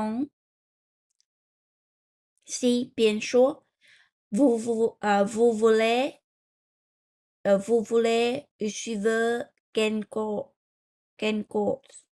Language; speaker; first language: French; non-native, learner; Vietnamese